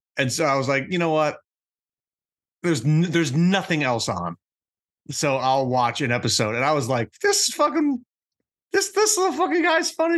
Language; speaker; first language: English; native; English